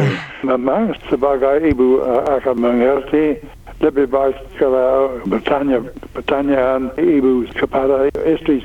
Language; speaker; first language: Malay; non-native, learner; English